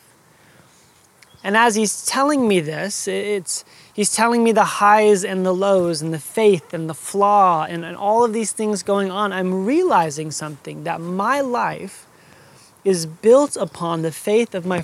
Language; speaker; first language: English; native; English